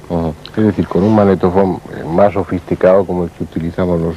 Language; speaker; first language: Spanish; native; Spanish